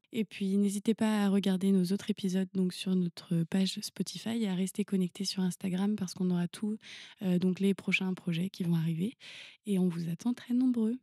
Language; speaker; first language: French; native; French